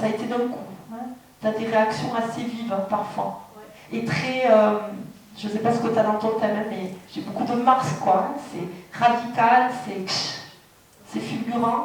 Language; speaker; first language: French; native; French